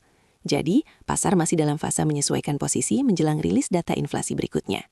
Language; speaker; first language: Indonesian; native; Indonesian